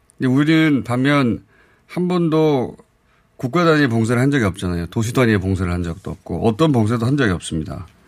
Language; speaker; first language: Korean; native; Korean